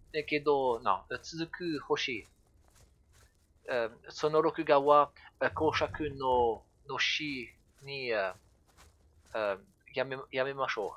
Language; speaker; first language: Japanese; non-native, learner; French